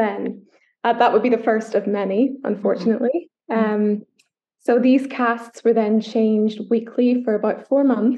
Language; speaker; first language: English; native; English